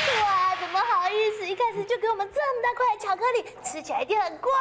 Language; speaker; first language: Chinese; native; Chinese